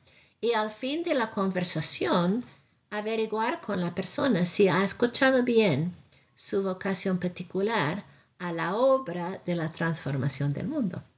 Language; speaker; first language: Spanish; non-native, fluent; English